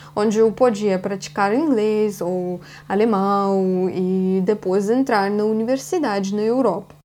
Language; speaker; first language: Portuguese; non-native, fluent; Russian